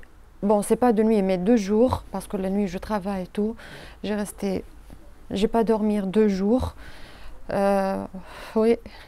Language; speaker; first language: French; non-native, learner; Arabic